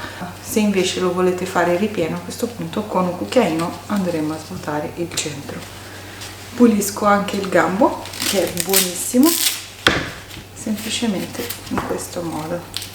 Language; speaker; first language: Italian; native; Italian